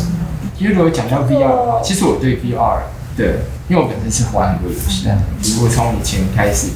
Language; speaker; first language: Chinese; native; Chinese